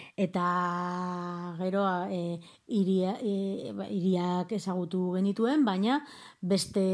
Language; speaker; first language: Basque; non-native, local second language; Spanish